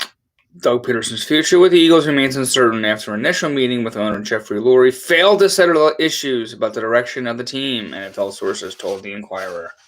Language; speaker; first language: English; native; English